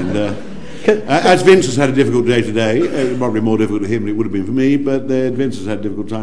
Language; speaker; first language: English; native; English